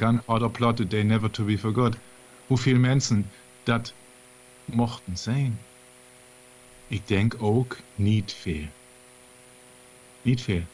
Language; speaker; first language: Dutch; non-native, learner; German